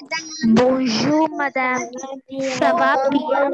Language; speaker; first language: French; non-native, learner; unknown